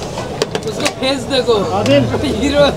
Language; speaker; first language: Hindi; non-native, learner; Bangla